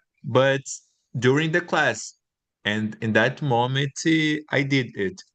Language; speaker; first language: English; non-native, learner; Portuguese